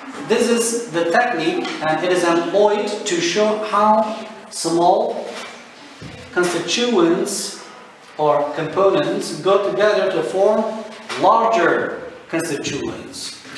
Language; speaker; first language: English; non-native, fluent; Turkish